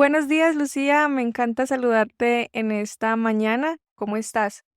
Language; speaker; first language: Spanish; native; Spanish